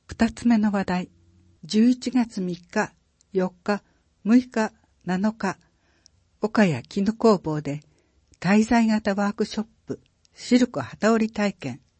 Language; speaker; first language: Japanese; native; Japanese